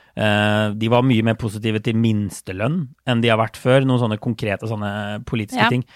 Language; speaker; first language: Norwegian; native; Norwegian